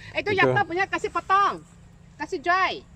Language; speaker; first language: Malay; non-native, local second language; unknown